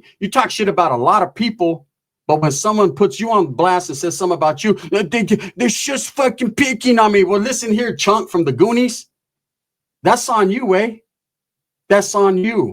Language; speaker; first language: English; native; English